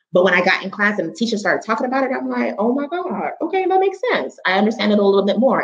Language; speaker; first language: English; native; English